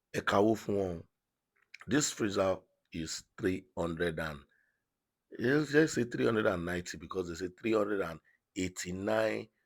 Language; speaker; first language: English; non-native, local second language; Yoruba